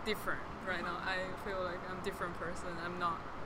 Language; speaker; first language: English; non-native, fluent; Chinese